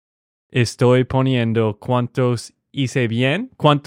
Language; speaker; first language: Spanish; non-native, fluent; English